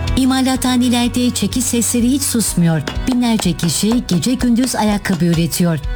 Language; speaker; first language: Turkish; native; Turkish